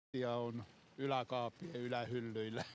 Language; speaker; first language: Finnish; native; Finnish